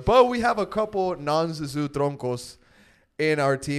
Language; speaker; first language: English; early bilingual, other home language; Spanish